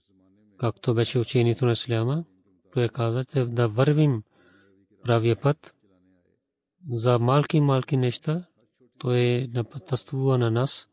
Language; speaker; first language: Bulgarian; non-native, learner; Urdu